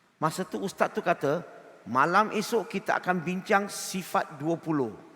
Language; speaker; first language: Malay; non-native, local second language; Chinese